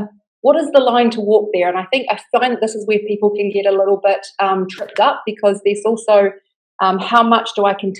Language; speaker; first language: English; native; English